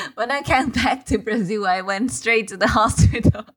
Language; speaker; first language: English; non-native, fluent; Portuguese